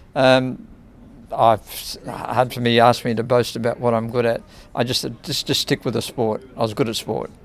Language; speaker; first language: English; native; English